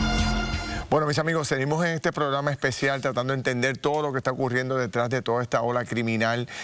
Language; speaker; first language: Spanish; native; Spanish